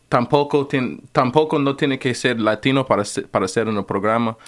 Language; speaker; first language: Spanish; non-native, fluent; English